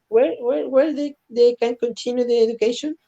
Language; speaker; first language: English; non-native, learner; Spanish